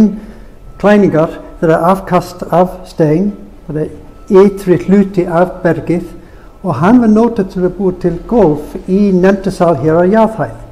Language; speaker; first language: Icelandic; non-native, fluent; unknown